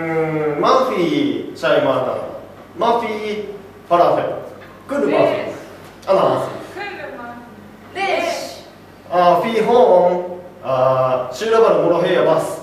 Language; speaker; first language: Arabic; non-native, learner; Japanese